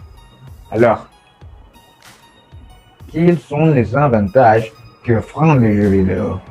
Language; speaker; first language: French; non-native, learner; Spanish